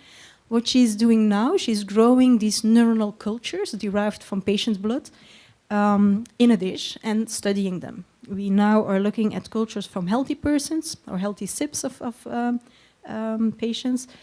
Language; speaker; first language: English; non-native, fluent; Dutch